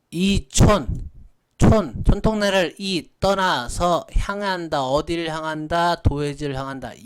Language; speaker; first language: Korean; native; Korean